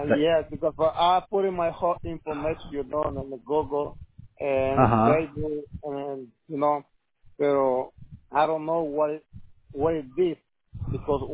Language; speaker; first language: English; non-native, learner; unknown